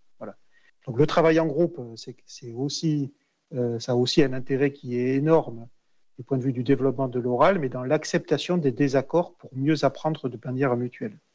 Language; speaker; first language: French; native; French